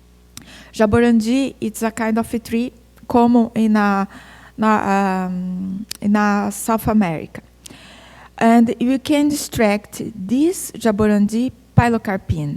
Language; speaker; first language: English; non-native, fluent; Portuguese